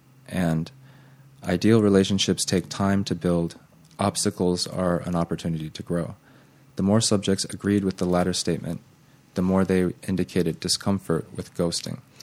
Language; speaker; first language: English; native; English